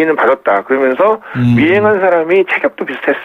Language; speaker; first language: Korean; native; Korean